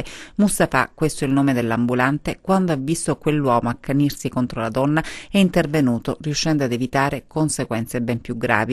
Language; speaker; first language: Italian; native; Italian